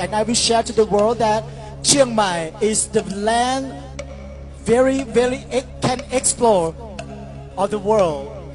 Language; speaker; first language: English; non-native, fluent; Thai